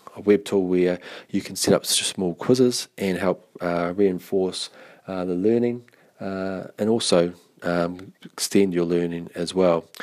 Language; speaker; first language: English; native; English